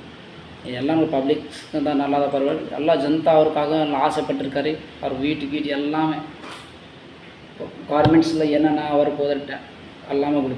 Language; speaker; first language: Tamil; non-native, learner; Hindi